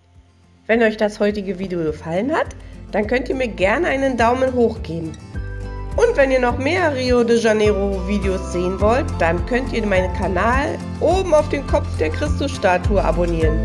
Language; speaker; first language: German; native; German